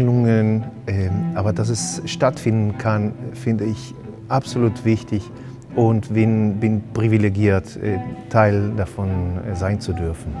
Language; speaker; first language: German; non-native, fluent; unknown